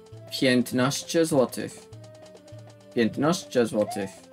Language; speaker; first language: Polish; non-native, learner; English